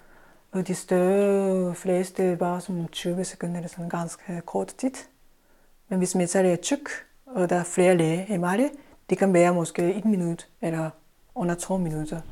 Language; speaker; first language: Danish; non-native, fluent; Japanese